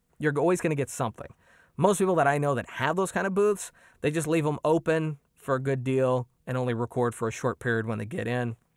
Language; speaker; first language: English; native; English